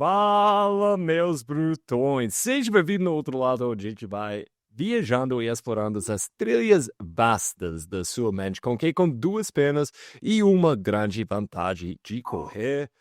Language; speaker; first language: Portuguese; non-native, fluent; English